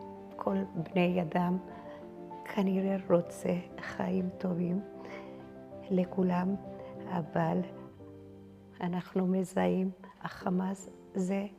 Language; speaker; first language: Hebrew; non-native, fluent; Spanish